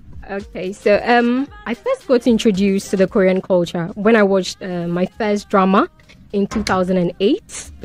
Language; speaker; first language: English; non-native, local second language; Akan